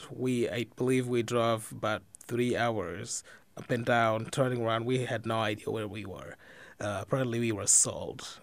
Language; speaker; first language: English; non-native, fluent; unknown